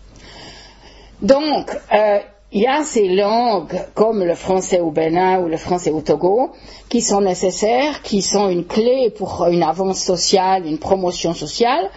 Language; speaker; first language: French; native; French